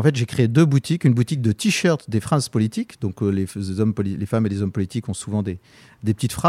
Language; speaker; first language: French; native; French